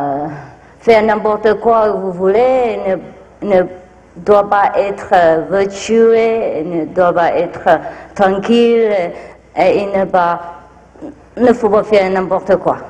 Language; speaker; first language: French; non-native, fluent; Vietnamese